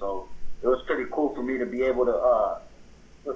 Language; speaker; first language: English; early bilingual, other home language; Spanish